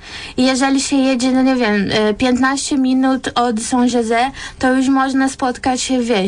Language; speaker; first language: Polish; non-native, fluent; Portuguese